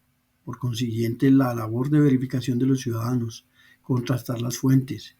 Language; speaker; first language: Spanish; native; Spanish